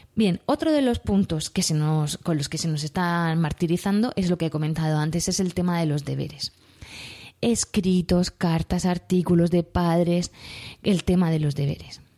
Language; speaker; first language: Spanish; native; Spanish